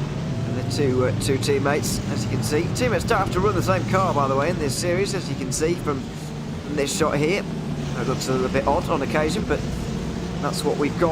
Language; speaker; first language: English; native; English